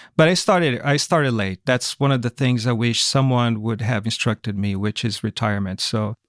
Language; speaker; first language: English; non-native, fluent; Portuguese